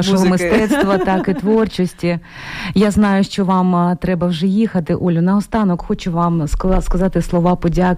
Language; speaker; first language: Ukrainian; native; Ukrainian